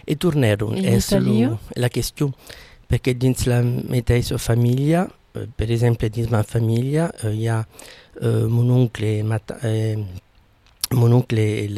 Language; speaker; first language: French; non-native, fluent; Italian